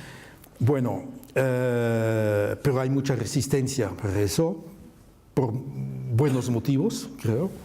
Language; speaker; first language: Spanish; non-native, fluent; French